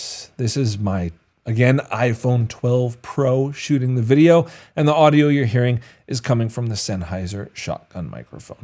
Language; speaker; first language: English; native; English